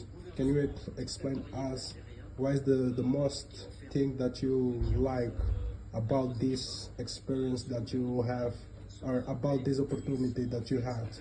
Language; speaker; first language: English; non-native, learner; Portuguese